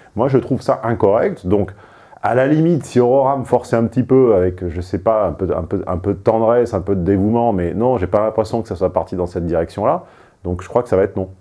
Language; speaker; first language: French; native; French